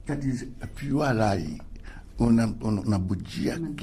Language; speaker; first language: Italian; non-native, fluent; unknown